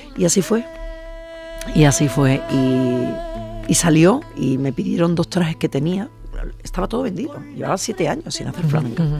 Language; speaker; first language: Spanish; native; Spanish